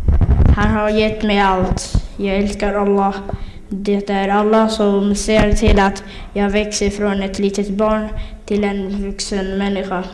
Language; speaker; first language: Swedish; early bilingual, other home language; Somali